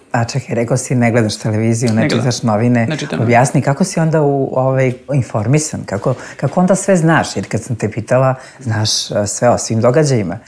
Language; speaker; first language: Serbian; native; Serbian